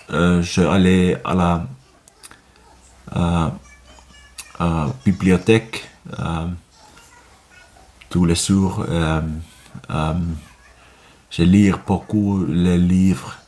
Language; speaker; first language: French; non-native, learner; Finnish